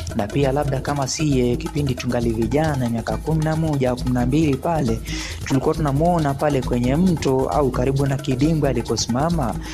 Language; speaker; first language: Swahili; non-native, local second language; Luyia